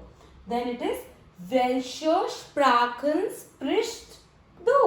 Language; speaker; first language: German; non-native, fluent; Hindi